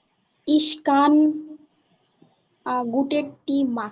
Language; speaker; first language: German; non-native, learner; Bangla